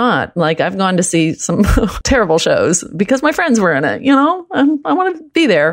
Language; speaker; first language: English; early bilingual, other home language; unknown